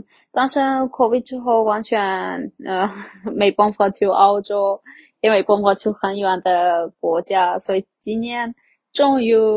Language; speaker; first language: Chinese; non-native, fluent; Armenian